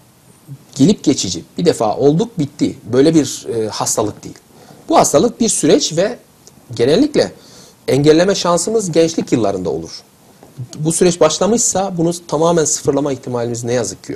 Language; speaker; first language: Turkish; native; Turkish